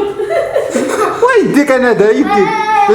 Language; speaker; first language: Arabic; native; Arabic